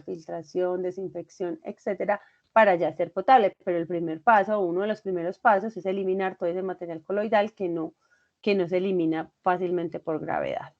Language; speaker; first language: Spanish; native; Spanish